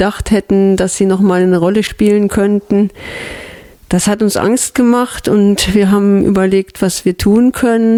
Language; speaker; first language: German; native; German